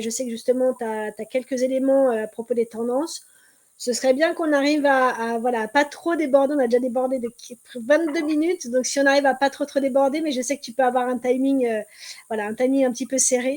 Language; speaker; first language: French; native; French